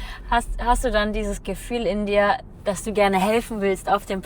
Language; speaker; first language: German; native; German